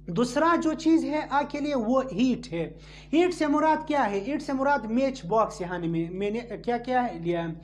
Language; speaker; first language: Urdu; non-native, local second language; Pashto